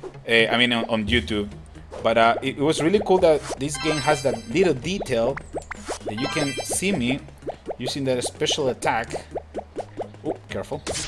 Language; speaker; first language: English; non-native, fluent; Spanish